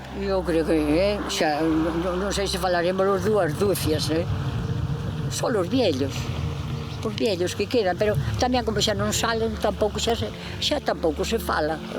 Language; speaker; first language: Galician; native; Galician